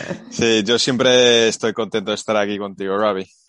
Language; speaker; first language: Spanish; non-native, fluent; English